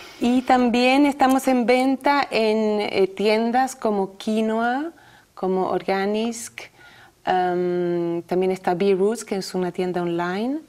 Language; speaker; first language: Spanish; non-native, fluent; French